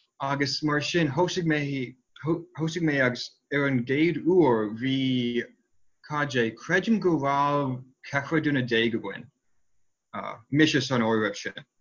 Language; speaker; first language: Irish; non-native, fluent; English